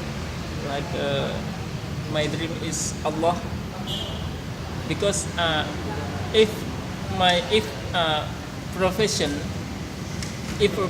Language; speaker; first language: English; non-native, learner; Indonesian